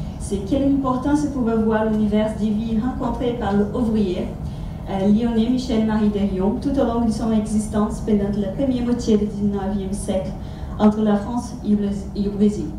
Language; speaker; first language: French; non-native, fluent; Portuguese